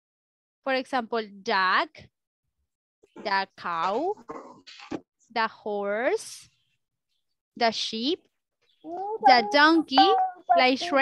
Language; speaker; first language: English; non-native, fluent; Spanish